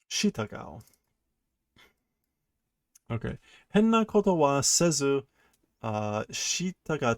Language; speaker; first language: Japanese; non-native, learner; English